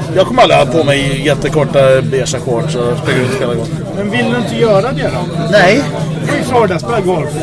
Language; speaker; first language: Swedish; native; Swedish